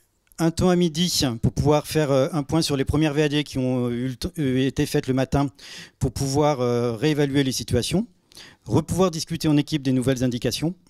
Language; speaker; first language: French; native; French